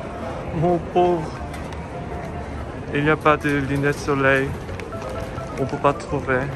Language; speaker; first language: French; non-native, learner; Korean